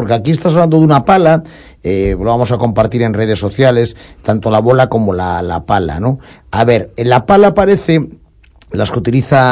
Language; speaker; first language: Spanish; native; Spanish